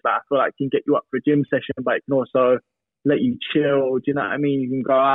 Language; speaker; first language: English; native; English